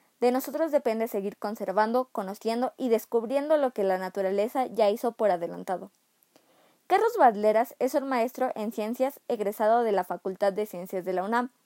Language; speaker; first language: Spanish; native; Spanish